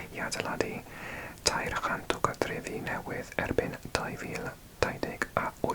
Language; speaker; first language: Welsh; non-native, learner; English